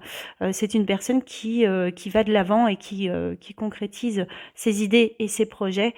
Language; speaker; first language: French; native; French